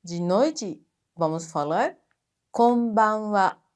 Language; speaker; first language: Portuguese; non-native, fluent; Japanese